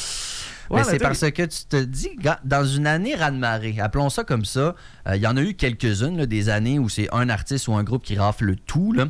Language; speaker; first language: French; native; French